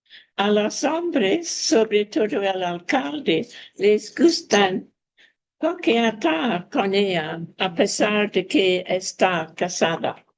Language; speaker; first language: Spanish; non-native, fluent; English